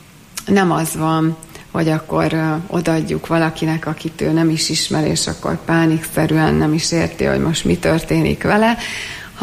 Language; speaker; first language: Hungarian; native; Hungarian